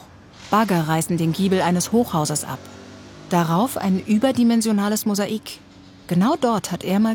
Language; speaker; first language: German; native; German